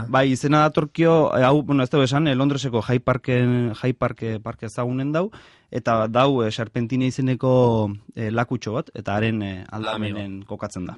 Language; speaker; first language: Basque; native; Basque